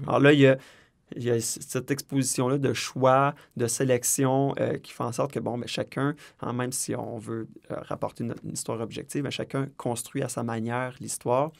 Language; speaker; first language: French; native; French